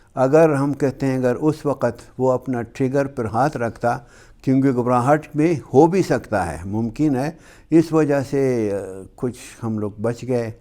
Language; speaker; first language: Urdu; non-native, local second language; Hazaragi